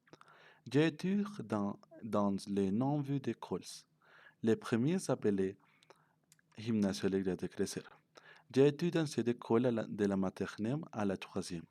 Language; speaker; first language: French; non-native, learner; Spanish